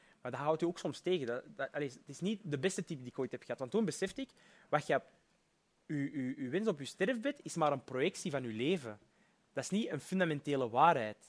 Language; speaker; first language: Dutch; early bilingual, other home language; Berber languages